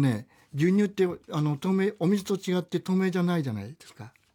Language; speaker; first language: Japanese; native; Japanese